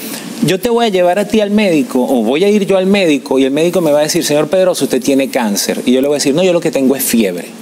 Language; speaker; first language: Spanish; native; Spanish